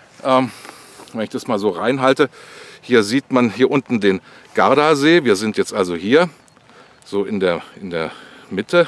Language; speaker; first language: German; native; German